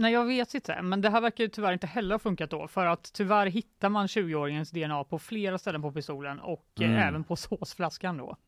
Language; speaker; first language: Swedish; native; Swedish